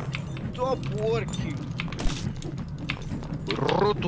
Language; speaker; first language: English; non-native, learner; Romanian